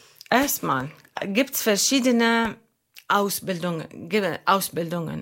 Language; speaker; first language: German; non-native, learner; Arabic